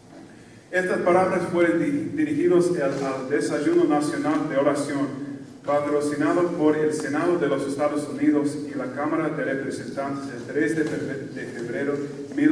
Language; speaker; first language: Spanish; non-native, fluent; English